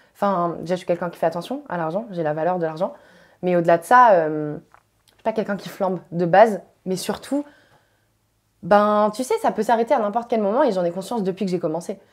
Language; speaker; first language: French; native; French